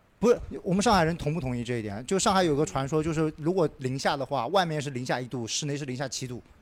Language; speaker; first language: Chinese; native; Chinese